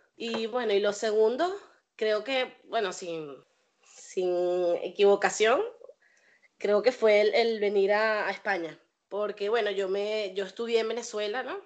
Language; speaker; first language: Spanish; native; Spanish